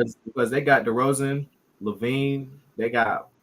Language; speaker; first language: English; native; English